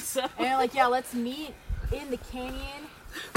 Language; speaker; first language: English; native; English